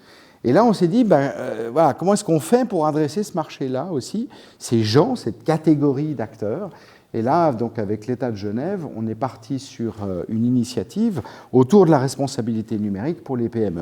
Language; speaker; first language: French; native; French